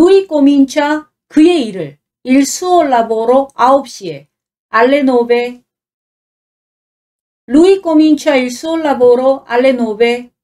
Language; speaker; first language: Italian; non-native, fluent; Korean